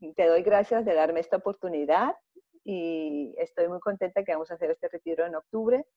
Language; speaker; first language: Spanish; non-native, fluent; Greek